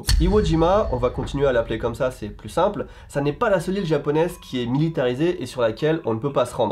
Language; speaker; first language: French; native; French